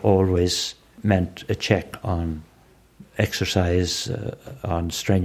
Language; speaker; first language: English; native; English